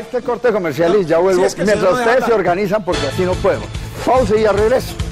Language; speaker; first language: Spanish; native; Spanish